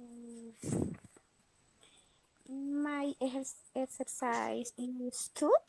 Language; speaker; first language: English; non-native, learner; Spanish